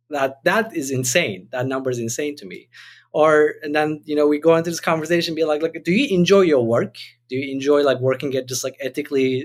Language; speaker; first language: English; non-native, fluent; Turkish